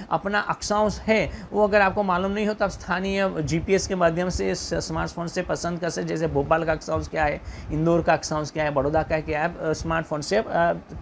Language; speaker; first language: Hindi; non-native, local second language; Gujarati